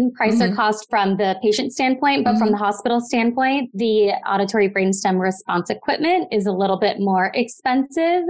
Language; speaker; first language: English; native; English